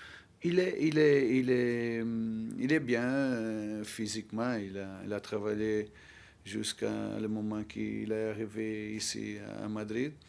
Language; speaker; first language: French; non-native, fluent; Portuguese